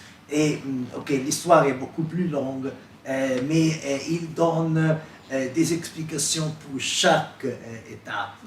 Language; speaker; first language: French; non-native, fluent; Italian